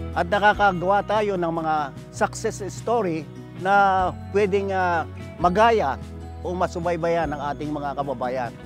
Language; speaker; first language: Filipino; native; Filipino